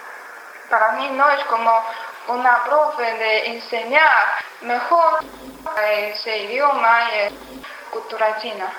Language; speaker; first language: Spanish; non-native, learner; Chinese